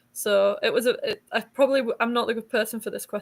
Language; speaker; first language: English; native; English